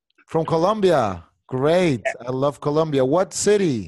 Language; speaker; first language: English; non-native, fluent; Spanish